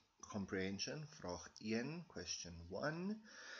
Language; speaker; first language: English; non-native, local second language; Afrikaans